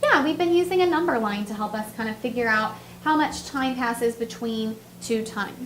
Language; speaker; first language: English; native; English